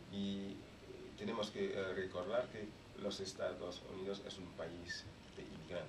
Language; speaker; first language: Spanish; non-native, learner; Haitian Creole